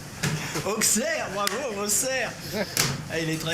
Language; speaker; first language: French; native; French